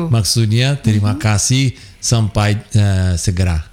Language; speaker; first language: Indonesian; non-native, fluent; Portuguese